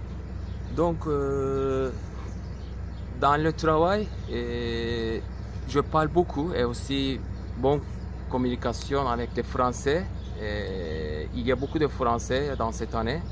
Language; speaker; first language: French; non-native, local second language; Turkish